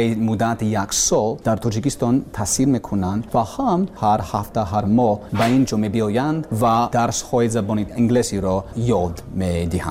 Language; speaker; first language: Persian; non-native, learner; English